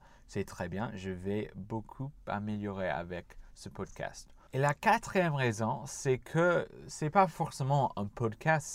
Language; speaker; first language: French; non-native, fluent; English